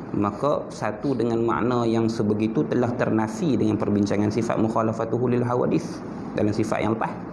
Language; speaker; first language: Malay; native; Malay